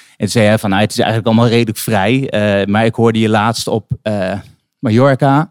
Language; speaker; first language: Dutch; native; Dutch